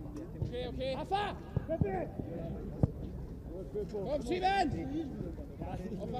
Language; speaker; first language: German; non-native, learner; Catalan